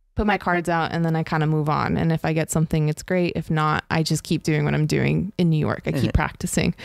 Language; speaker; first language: English; native; English